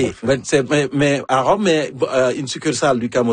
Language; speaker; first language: French; native; French